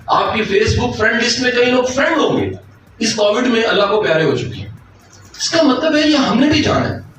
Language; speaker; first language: Urdu; non-native, local second language; Punjabi